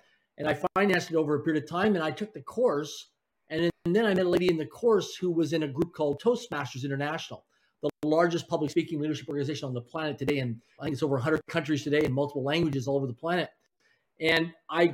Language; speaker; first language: English; native; English